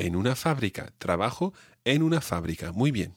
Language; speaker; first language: Spanish; non-native, fluent; English